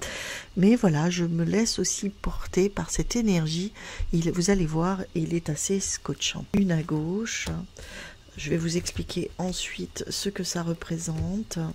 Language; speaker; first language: French; native; French